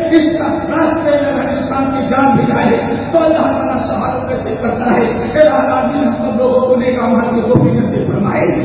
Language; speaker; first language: Urdu; native; Urdu